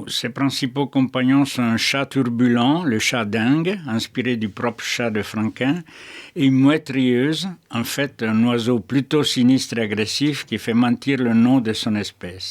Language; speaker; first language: French; native; French